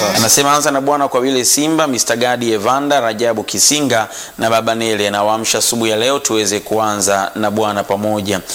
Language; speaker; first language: Swahili; non-native, local second language; Sukuma